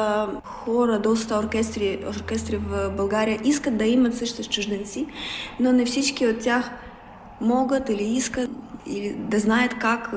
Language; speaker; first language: Bulgarian; non-native, learner; Russian